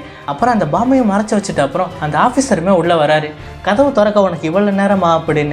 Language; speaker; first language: Tamil; native; Tamil